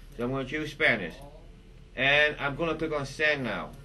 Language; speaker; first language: English; native; English